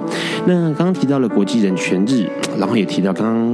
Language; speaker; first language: Chinese; native; Chinese